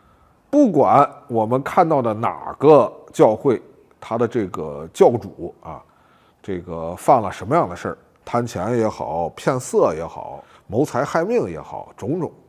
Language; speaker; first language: Chinese; native; Chinese